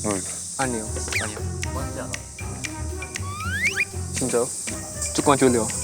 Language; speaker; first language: Korean; non-native, learner; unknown